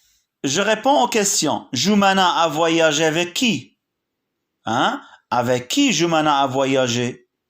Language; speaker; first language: French; non-native, local second language; Arabic